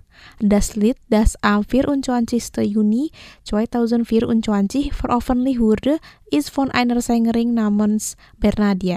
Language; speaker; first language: German; non-native, fluent; Indonesian